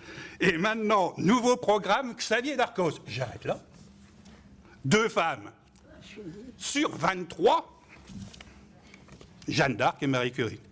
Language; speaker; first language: French; native; French